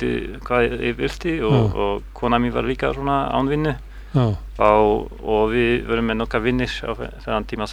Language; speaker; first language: Icelandic; non-native, learner; Polish